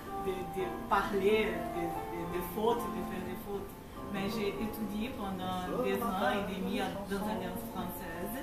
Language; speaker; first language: French; non-native, learner; Portuguese